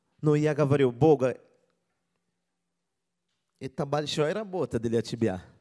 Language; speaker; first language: Russian; non-native, learner; Portuguese